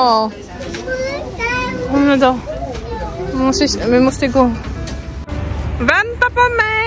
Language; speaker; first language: Swedish; non-native, fluent; Cebuano